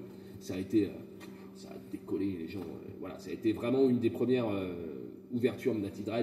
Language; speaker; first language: French; native; French